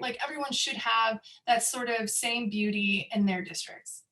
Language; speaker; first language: English; native; English